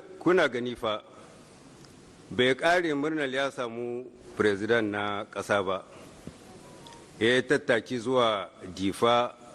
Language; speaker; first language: Hausa; native; Hausa